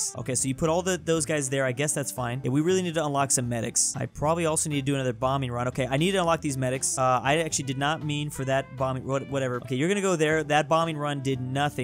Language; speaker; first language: English; native; English